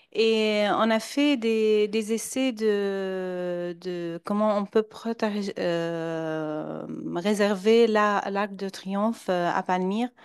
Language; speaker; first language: French; non-native, fluent; Arabic